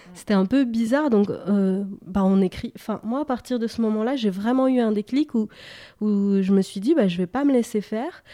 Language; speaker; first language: French; native; French